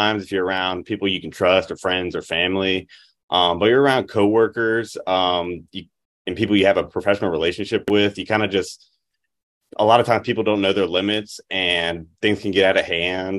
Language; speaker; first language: English; native; English